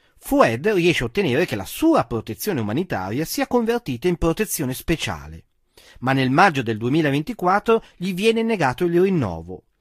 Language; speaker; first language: Italian; native; Italian